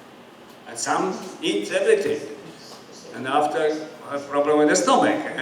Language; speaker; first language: English; non-native, learner; Polish